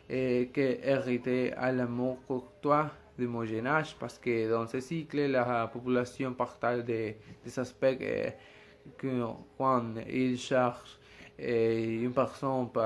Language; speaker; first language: French; non-native, learner; Spanish